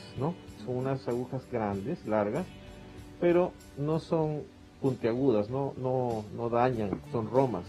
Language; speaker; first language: Spanish; native; Spanish